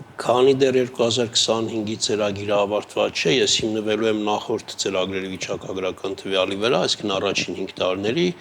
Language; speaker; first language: Armenian; native; Armenian